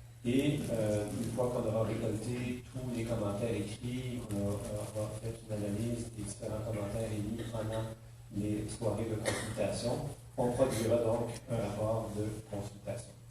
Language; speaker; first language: French; native; French